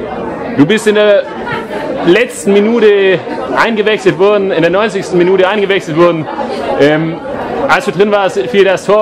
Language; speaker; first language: German; native; German